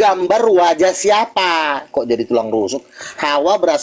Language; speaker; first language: Malay; native; Malay